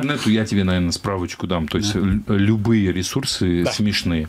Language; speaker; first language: Russian; native; Russian